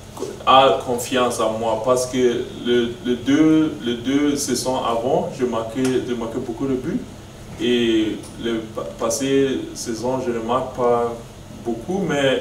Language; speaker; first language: French; non-native, learner; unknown